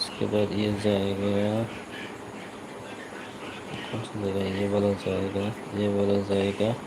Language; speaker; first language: Hindi; non-native, local second language; Bodo